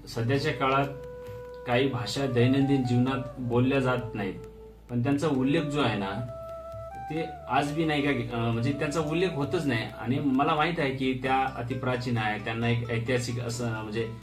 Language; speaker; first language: Marathi; non-native, local second language; Lambadi